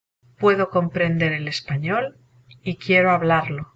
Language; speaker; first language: Spanish; non-native, learner; English